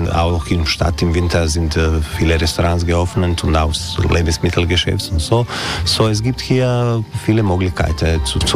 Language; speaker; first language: German; non-native, learner; Croatian